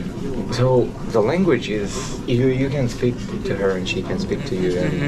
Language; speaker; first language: English; non-native, fluent; Russian